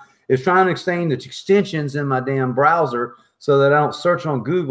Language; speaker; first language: English; native; English